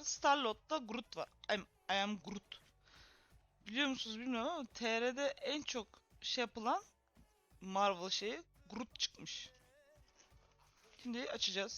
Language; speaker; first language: Turkish; native; Turkish